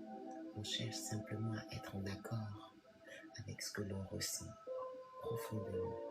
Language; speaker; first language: French; native; French